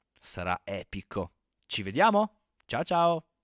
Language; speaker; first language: Italian; native; Italian